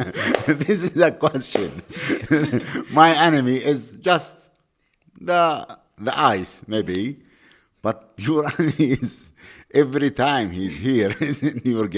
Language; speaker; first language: English; non-native, learner; Arabic